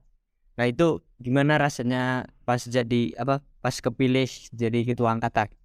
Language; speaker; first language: Indonesian; native; Indonesian